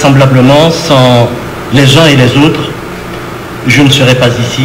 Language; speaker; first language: French; non-native, local second language; Haitian Creole